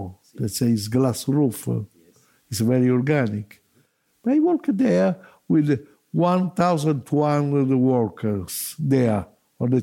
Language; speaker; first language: English; non-native, learner; Italian